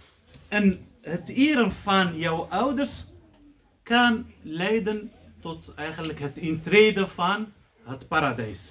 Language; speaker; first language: Dutch; non-native, fluent; Arabic